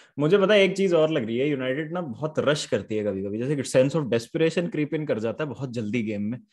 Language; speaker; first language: Hindi; native; Hindi